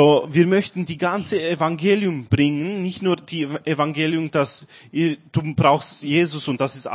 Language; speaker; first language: German; non-native, learner; Romanian